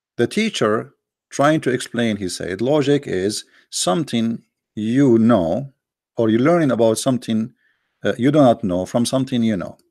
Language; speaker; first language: English; non-native, fluent; Arabic